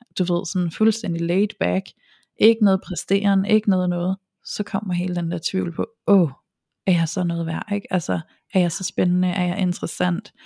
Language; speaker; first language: Danish; native; Danish